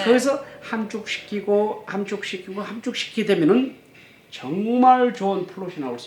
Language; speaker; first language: Korean; native; Korean